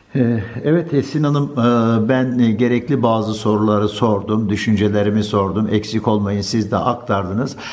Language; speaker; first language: Turkish; native; Turkish